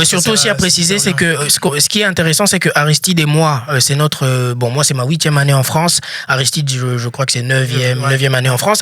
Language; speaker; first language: French; native; French